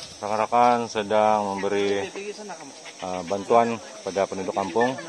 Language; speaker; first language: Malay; non-native, local second language; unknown